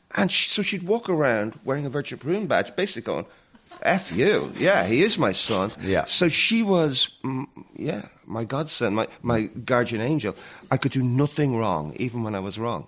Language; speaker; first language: English; native; English